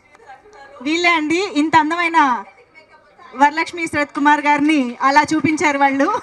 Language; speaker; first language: Telugu; native; Telugu